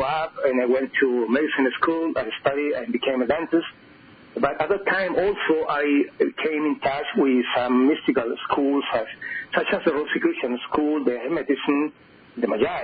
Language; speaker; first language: English; non-native, fluent; Spanish